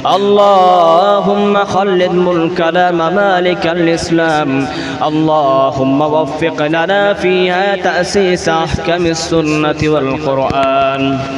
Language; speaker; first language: Arabic; non-native, fluent; Bangla